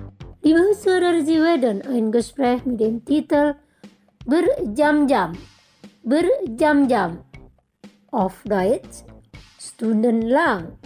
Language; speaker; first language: German; non-native, fluent; Indonesian